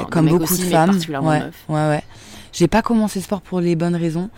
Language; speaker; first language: French; native; French